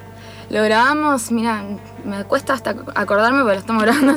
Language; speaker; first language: Spanish; native; Spanish